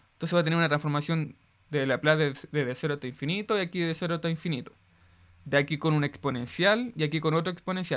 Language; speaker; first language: Spanish; native; Spanish